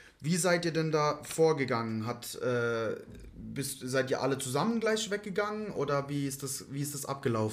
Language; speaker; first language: German; native; German